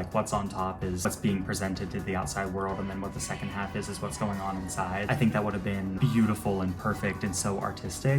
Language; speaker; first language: English; native; English